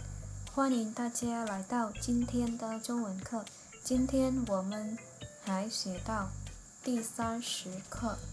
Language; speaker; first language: Chinese; non-native, fluent; Khmer